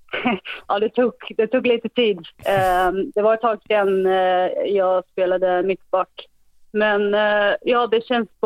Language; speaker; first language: Swedish; non-native, fluent; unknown